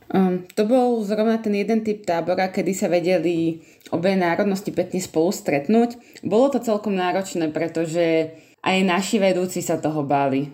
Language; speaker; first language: Slovak; native; Slovak